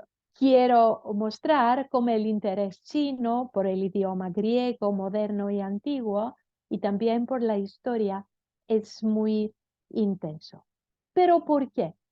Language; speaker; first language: Spanish; non-native, fluent; Greek